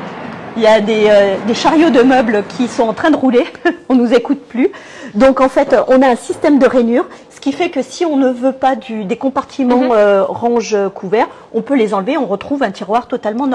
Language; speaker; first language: French; native; French